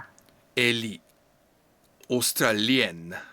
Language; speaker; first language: French; non-native, learner; English